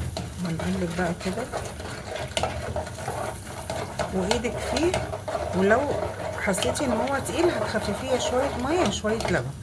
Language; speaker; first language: Arabic; native; Arabic